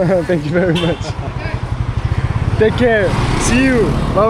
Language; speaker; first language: English; non-native, learner; French